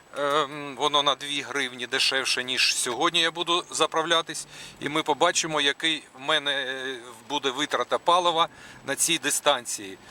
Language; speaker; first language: Ukrainian; non-native, local second language; Russian